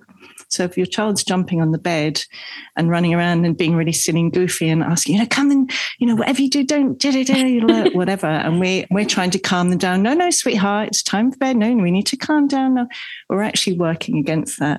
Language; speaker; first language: English; native; English